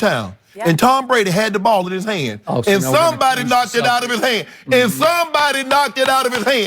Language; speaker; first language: English; native; English